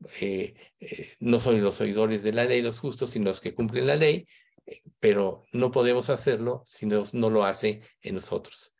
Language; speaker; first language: Spanish; native; Spanish